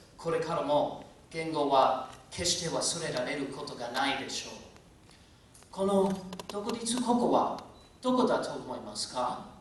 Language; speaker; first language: Japanese; non-native, fluent; English